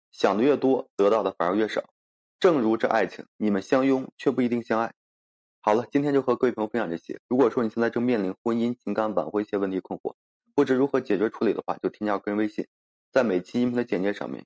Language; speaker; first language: Chinese; native; Chinese